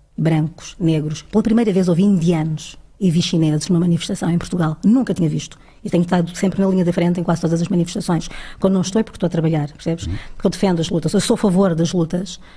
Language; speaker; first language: Portuguese; early bilingual, other home language; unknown